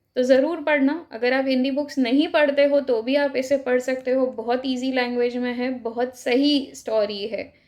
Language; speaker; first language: Hindi; native; Hindi